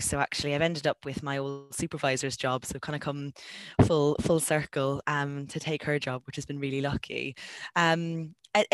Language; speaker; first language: English; native; English